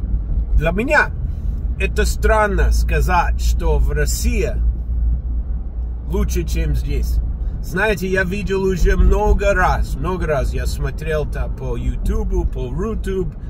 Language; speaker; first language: Russian; non-native, fluent; English